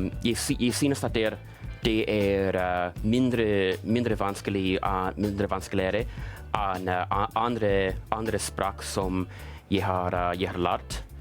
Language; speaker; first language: Norwegian; non-native, learner; English